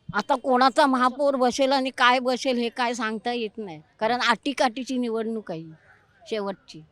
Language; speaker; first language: Marathi; native; Marathi